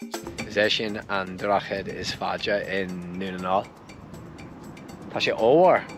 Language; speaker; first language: Irish; non-native, local second language; English